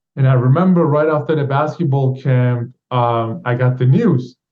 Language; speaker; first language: English; non-native, fluent; Turkish